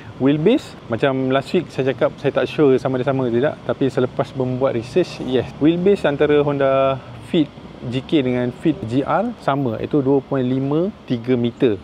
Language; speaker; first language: Malay; native; Malay